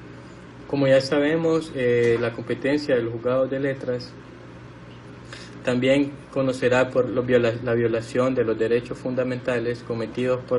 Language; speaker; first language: Spanish; native; Spanish